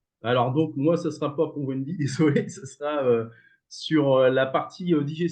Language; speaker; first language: French; native; French